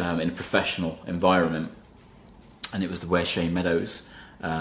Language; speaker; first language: English; native; English